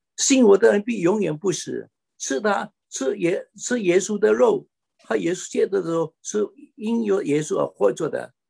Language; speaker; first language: Chinese; native; Chinese